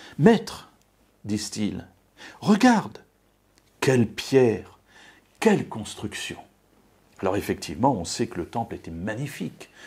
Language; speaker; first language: French; native; French